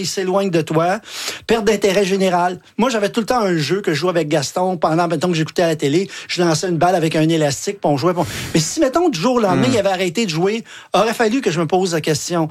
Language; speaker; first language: French; native; French